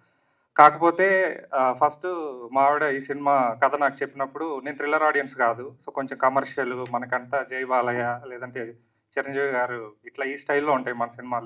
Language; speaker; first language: Telugu; native; Telugu